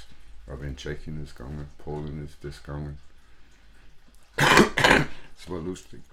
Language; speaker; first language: German; non-native, fluent; English